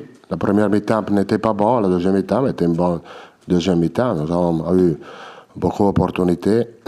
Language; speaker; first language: French; non-native, learner; Italian